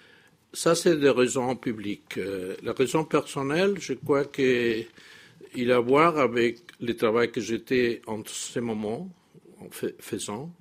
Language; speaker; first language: French; non-native, fluent; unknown